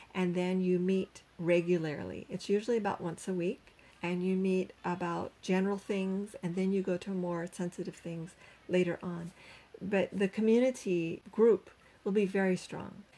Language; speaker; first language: English; native; English